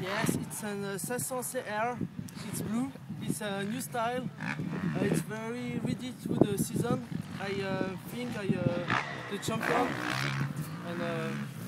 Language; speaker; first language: English; non-native, learner; French